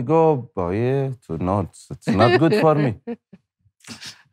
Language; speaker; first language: English; non-native, learner; Arabic